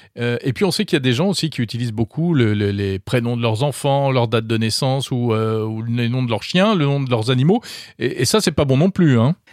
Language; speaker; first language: French; native; French